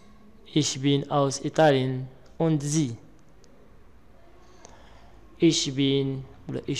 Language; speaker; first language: German; non-native, learner; Arabic